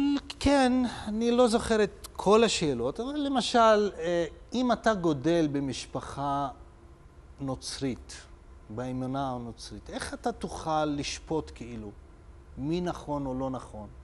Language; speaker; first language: Hebrew; non-native, local second language; Arabic